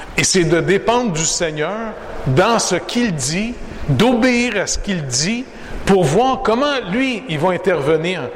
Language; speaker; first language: French; native; French